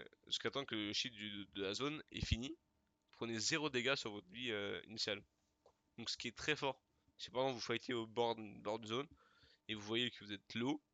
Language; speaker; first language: French; native; French